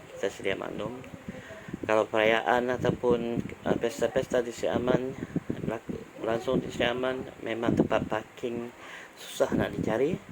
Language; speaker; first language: Malay; native; Malay